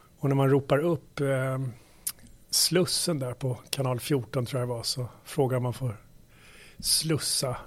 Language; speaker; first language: Swedish; native; Swedish